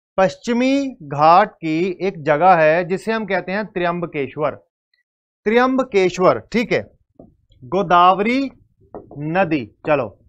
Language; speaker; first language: Hindi; native; Hindi